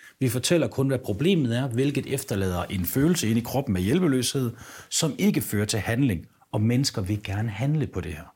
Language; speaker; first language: Danish; native; Danish